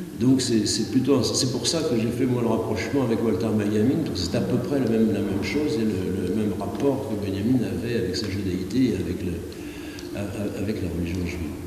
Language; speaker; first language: French; native; French